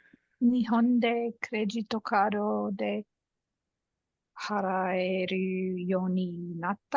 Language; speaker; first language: Japanese; non-native, learner; English